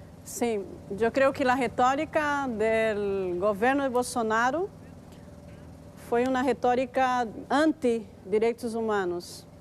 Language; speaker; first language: Spanish; non-native, fluent; Portuguese